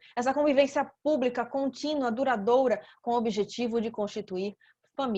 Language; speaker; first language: Portuguese; native; Portuguese